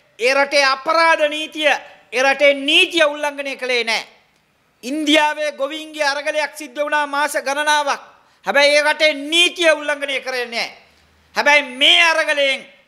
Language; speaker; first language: Sinhala; non-native, local second language; Tamil